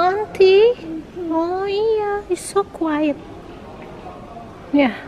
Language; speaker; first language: English; non-native, learner; Indonesian